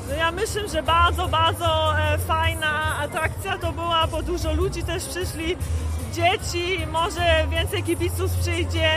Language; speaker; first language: Polish; early bilingual, heritage; Polish